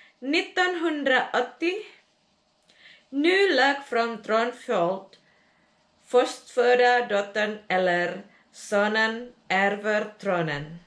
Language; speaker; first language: Swedish; non-native, learner; Indonesian